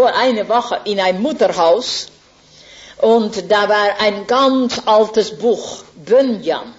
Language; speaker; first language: German; non-native, fluent; Dutch